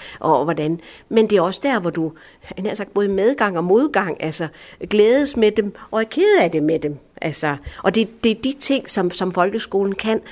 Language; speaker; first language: Danish; early bilingual, other home language; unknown